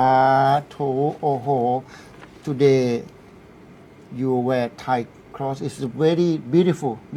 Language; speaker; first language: English; non-native, learner; Thai